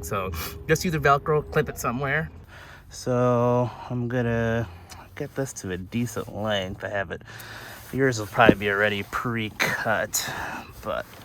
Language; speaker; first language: English; native; English